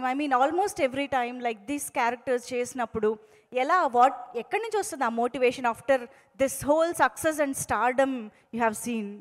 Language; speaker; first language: Telugu; native; Telugu